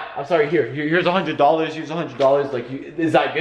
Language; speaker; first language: English; native; English